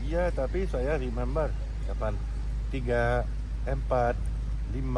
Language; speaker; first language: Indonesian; non-native, learner; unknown